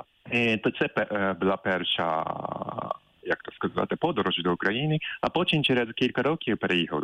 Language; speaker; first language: Ukrainian; non-native, fluent; Japanese